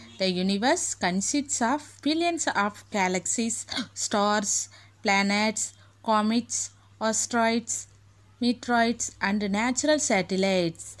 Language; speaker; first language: English; non-native, local second language; Tamil